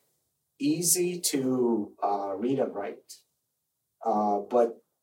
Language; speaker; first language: English; non-native, fluent; Persian